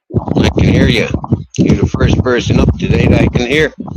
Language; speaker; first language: English; native; English